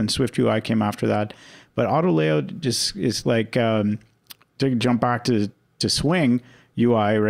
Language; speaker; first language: English; native; English